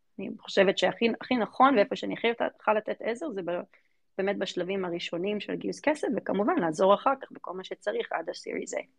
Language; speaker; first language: Hebrew; early bilingual, other home language; English